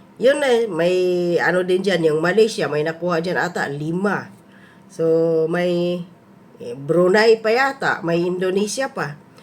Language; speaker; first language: Filipino; non-native, local second language; Cebuano